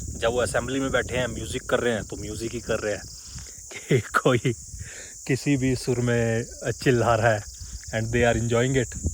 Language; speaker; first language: Hindi; native; Hindi